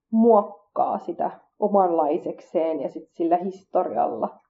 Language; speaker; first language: Finnish; early bilingual, other home language; Kurdish